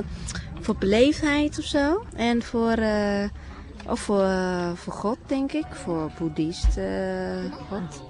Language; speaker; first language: Dutch; non-native, learner; Vietnamese